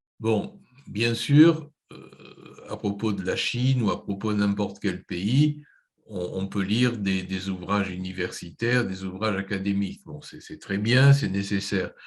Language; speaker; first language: French; native; French